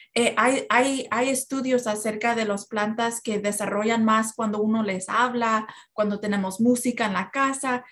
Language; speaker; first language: Spanish; early bilingual, heritage; Spanish